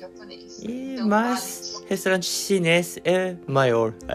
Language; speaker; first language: Portuguese; non-native, learner; Japanese